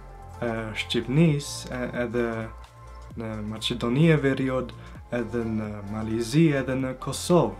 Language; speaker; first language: Albanian; early bilingual, heritage; Albanian